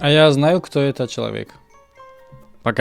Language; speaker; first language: Russian; non-native, local second language; Tajik